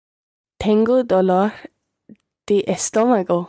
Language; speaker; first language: Spanish; non-native, learner; English